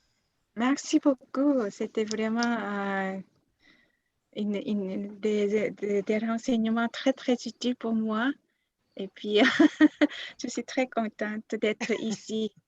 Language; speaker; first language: French; non-native, fluent; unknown